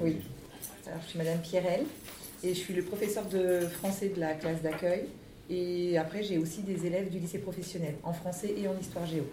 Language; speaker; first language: French; native; French